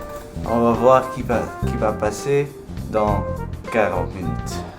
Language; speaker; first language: French; non-native, learner; English